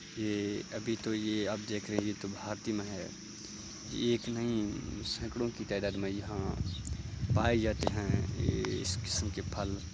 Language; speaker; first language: Urdu; non-native, local second language; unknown